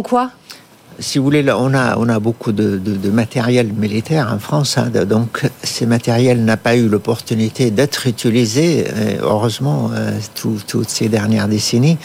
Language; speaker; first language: French; non-native, fluent; Arabic